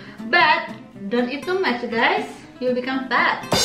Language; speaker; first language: English; non-native, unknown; Indonesian